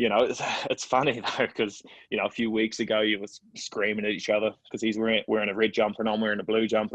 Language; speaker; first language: English; native; English